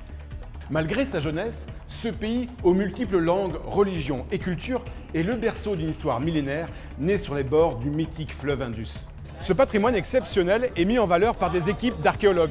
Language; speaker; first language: French; native; French